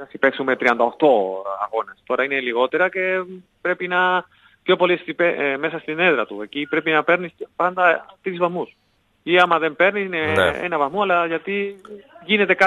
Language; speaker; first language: Greek; non-native, learner; Spanish